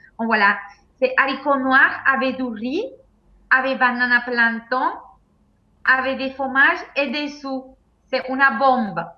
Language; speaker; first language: French; non-native, fluent; Spanish